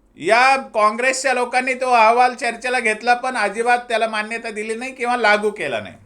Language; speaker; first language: Marathi; native; Marathi